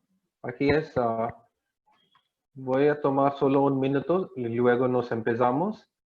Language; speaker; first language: Spanish; non-native, learner; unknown